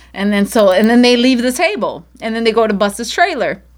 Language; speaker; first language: English; native; English